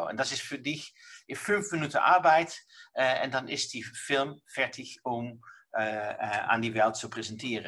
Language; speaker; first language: German; non-native, learner; Dutch